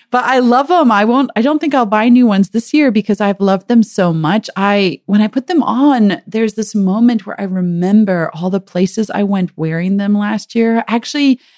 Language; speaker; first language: English; native; English